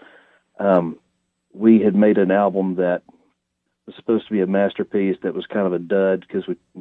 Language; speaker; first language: English; native; English